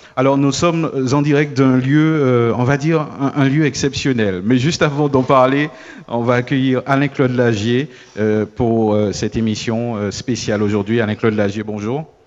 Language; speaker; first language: French; native; French